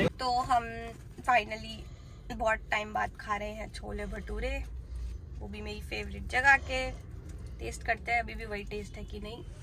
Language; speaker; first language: Hindi; native; Hindi